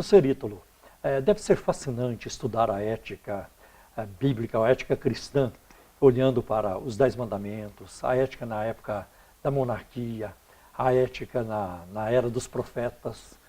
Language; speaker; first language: Portuguese; native; Portuguese